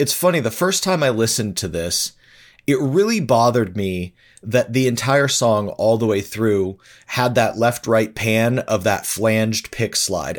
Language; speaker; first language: English; native; English